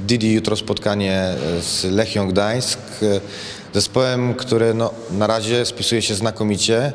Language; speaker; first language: Polish; native; Polish